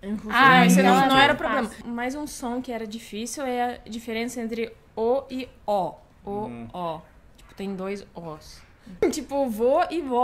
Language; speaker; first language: Portuguese; non-native, fluent; Russian